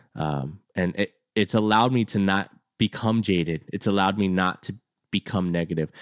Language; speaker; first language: English; native; English